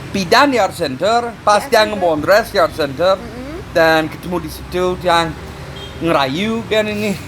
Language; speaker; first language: Indonesian; non-native, fluent; English